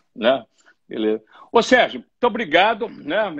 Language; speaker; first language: Portuguese; native; Portuguese